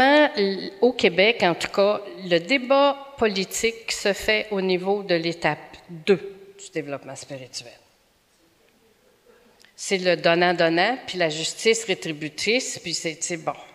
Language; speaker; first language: French; native; French